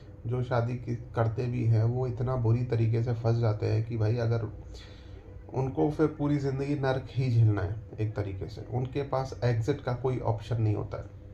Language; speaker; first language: Hindi; native; Hindi